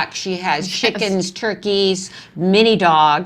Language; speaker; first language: English; native; English